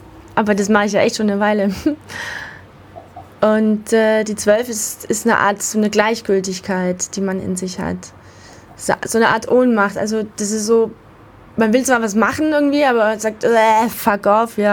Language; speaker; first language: German; native; German